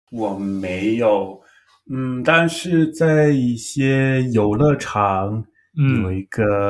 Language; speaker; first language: Chinese; non-native, learner; English